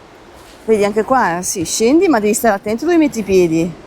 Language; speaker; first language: Italian; native; Italian